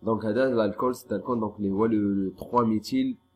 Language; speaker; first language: French; non-native, local second language; Arabic